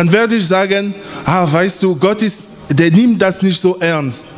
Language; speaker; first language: German; non-native, fluent; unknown